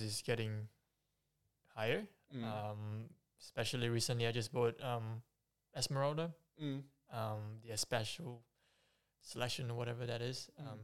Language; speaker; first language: English; non-native, local second language; Chinese